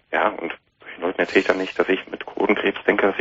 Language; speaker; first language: German; native; German